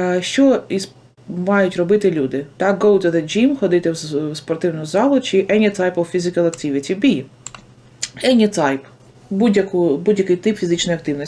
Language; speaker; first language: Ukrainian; native; Ukrainian